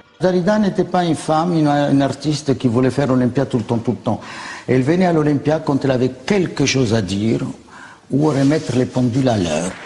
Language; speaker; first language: French; native; French